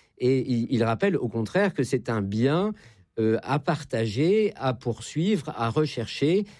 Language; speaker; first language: French; native; French